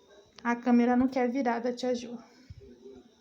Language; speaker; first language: Portuguese; native; Portuguese